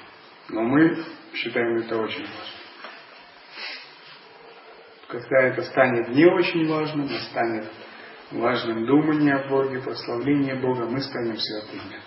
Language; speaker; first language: Russian; native; Russian